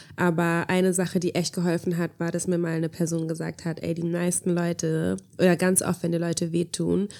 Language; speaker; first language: German; early bilingual, heritage; German